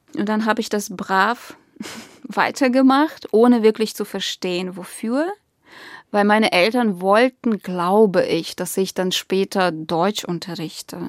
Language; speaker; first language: German; non-native, fluent; Russian